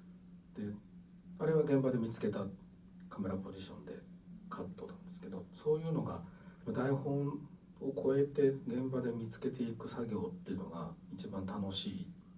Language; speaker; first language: Japanese; native; Japanese